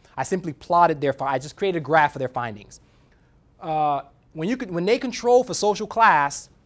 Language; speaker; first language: English; native; English